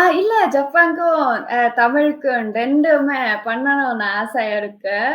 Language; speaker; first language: Tamil; non-native, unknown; Japanese